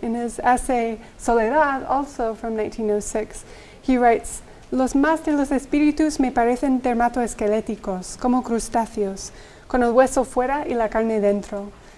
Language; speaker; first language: Spanish; non-native, fluent; English